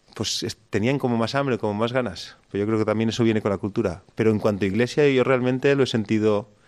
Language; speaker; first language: Spanish; native; Spanish